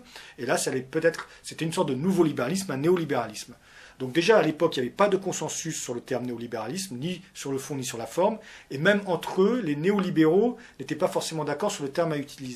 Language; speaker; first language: French; native; French